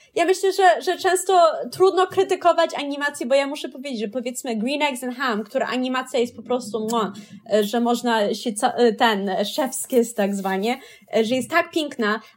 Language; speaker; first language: Polish; early bilingual, heritage; Polish